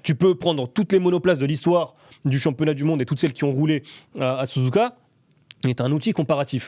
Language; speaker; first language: French; native; French